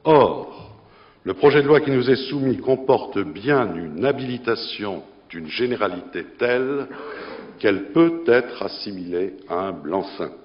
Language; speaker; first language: French; native; French